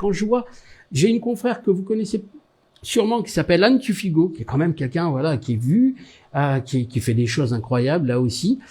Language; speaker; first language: French; native; French